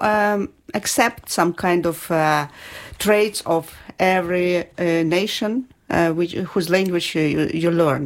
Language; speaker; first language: English; non-native, learner; Ukrainian